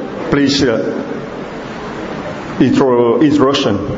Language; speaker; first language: English; non-native, learner; Vietnamese